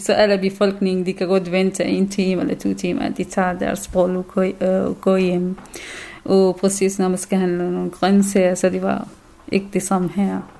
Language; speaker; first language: Danish; non-native, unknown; Kurdish